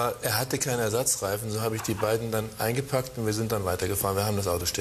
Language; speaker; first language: German; native; German